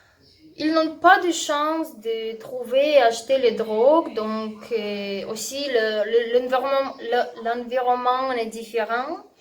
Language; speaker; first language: French; non-native, learner; Russian